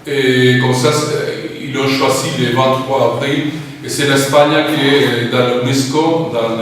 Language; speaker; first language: French; non-native, fluent; Spanish